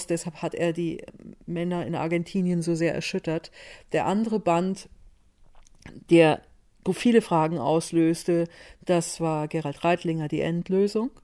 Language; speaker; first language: German; native; German